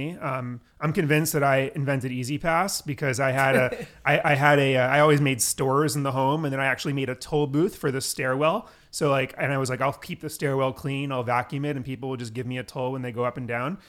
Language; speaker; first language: English; native; English